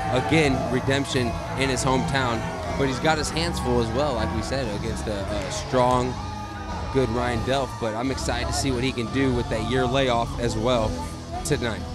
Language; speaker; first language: English; native; English